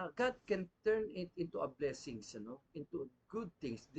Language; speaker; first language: English; non-native, local second language; Filipino